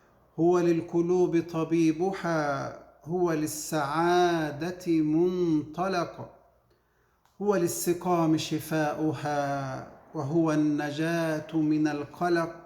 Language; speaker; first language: Arabic; native; Arabic